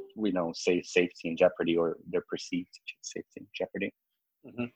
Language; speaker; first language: English; non-native, fluent; Portuguese